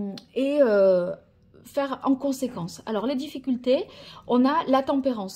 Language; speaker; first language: French; native; French